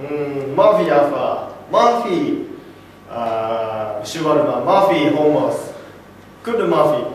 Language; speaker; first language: Arabic; non-native, learner; Japanese